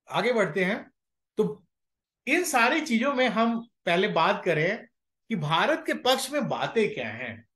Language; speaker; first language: Hindi; native; Hindi